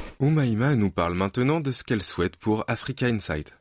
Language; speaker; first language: French; native; French